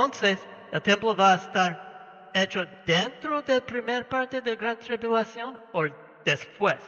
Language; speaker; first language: Spanish; non-native, learner; English